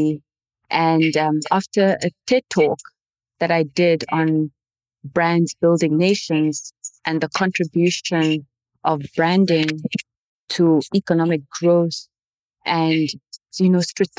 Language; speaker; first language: English; non-native, local second language; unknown